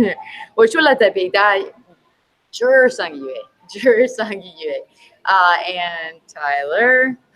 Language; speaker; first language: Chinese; non-native, learner; English